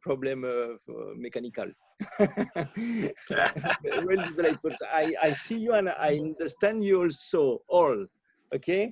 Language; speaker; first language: English; non-native, learner; French